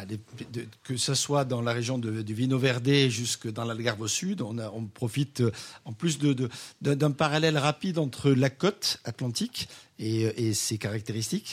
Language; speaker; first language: French; native; French